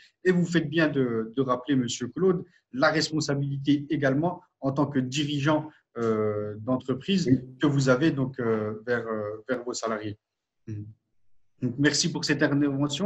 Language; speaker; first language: French; native; French